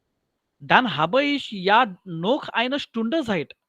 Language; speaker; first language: German; non-native, learner; Marathi